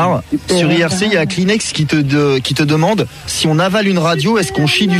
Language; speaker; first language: French; native; French